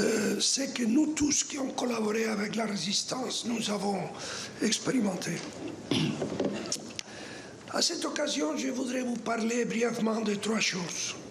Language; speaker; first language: French; non-native, fluent; Spanish